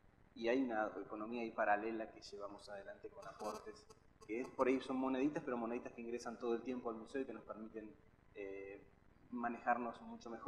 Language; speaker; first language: Spanish; native; Spanish